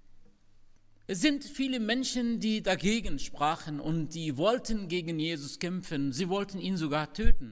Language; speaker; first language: German; non-native, fluent; Arabic